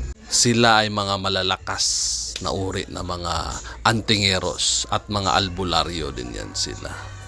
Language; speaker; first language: Filipino; non-native, local second language; Cebuano